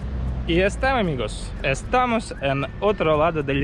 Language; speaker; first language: Spanish; non-native, learner; Russian